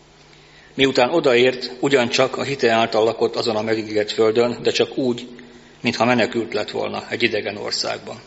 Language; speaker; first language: Hungarian; native; Hungarian